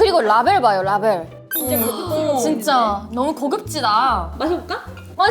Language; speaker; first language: Korean; non-native, fluent; Japanese